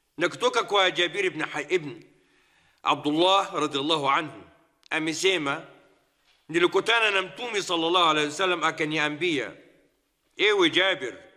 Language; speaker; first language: Swahili; non-native, fluent; Arabic